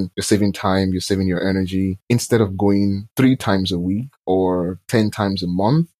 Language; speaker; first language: English; non-native, local second language; Yoruba